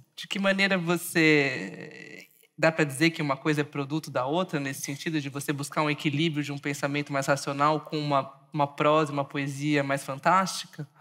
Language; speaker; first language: Portuguese; native; Portuguese